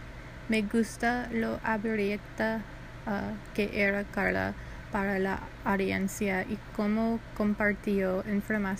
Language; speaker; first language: Spanish; non-native, learner; English